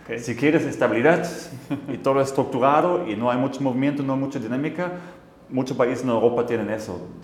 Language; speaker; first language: Spanish; non-native, fluent; German